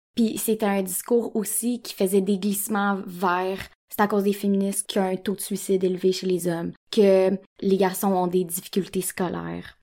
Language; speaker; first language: French; native; French